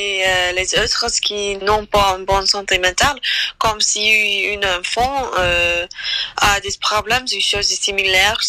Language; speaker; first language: French; non-native, learner; English